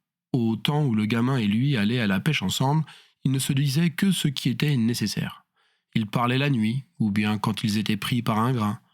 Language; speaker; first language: French; native; French